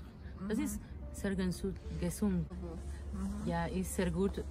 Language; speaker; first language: German; non-native, learner; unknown